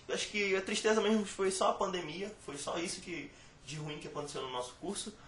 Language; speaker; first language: Portuguese; native; Portuguese